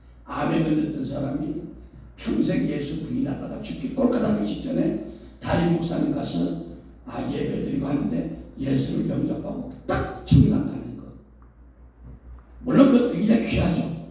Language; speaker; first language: Korean; native; Korean